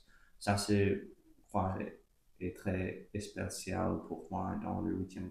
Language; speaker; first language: French; non-native, local second language; English